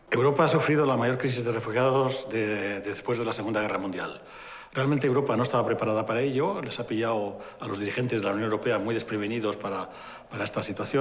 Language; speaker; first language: Spanish; native; Spanish